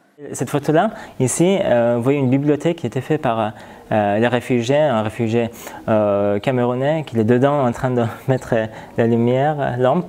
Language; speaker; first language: French; non-native, learner; Persian